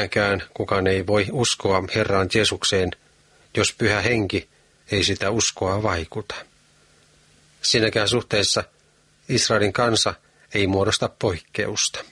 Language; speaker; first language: Finnish; native; Finnish